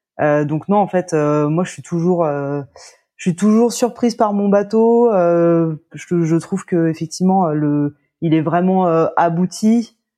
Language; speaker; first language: French; native; French